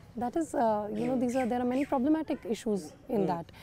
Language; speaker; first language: English; non-native, local second language; Kashmiri